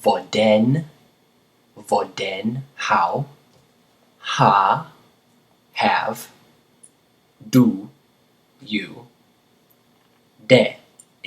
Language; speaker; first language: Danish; non-native, learner; English